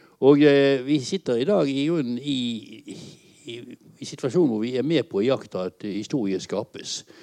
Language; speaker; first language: Norwegian; native; Norwegian